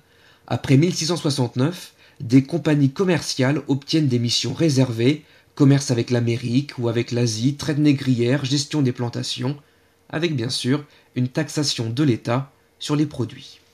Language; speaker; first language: French; native; French